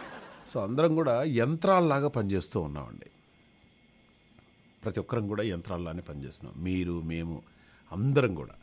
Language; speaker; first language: Telugu; native; Telugu